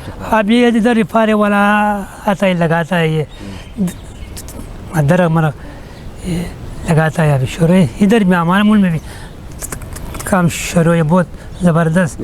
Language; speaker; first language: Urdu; non-native, local second language; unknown